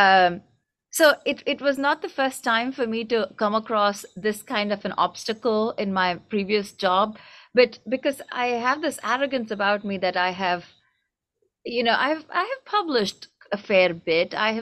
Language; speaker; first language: English; non-native, local second language; Tamil